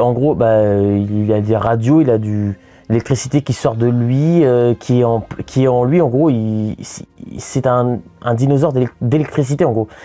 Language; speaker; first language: French; native; French